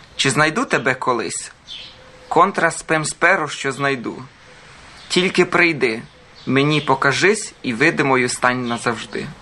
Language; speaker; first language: Ukrainian; early bilingual, heritage; Croatian